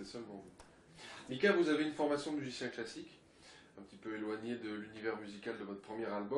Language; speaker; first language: French; native; French